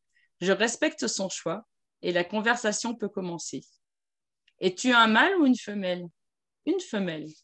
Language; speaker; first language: French; native; French